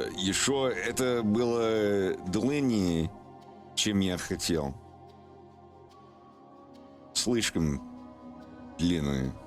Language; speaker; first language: Russian; non-native, learner; English